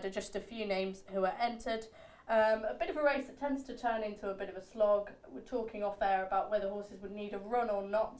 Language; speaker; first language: English; native; English